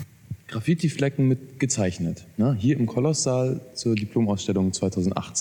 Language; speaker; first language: German; native; German